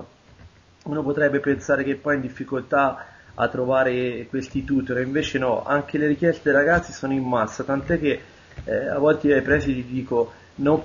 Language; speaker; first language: Italian; native; Italian